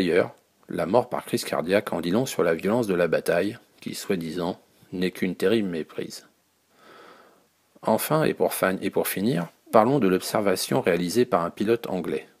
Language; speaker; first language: French; native; French